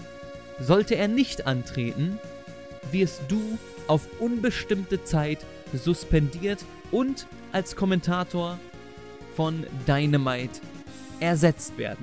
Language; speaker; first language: German; native; German